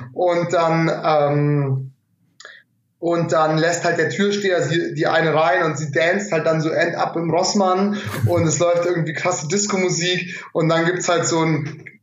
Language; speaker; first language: German; native; German